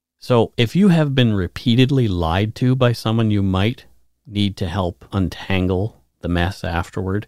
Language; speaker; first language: English; native; English